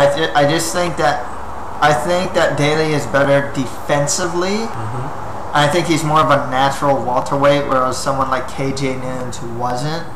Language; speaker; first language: English; native; English